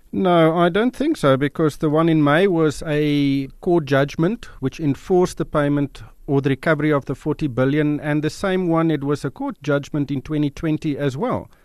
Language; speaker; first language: English; non-native, local second language; Afrikaans